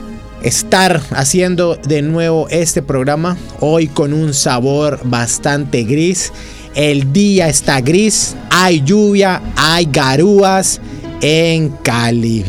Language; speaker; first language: Spanish; native; Spanish